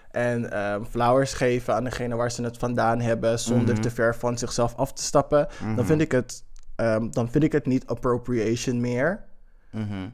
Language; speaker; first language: Dutch; early bilingual, other home language; English